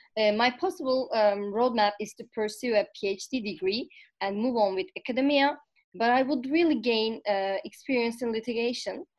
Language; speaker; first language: English; non-native, fluent; Turkish